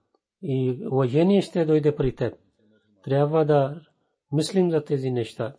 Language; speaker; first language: Bulgarian; non-native, learner; Urdu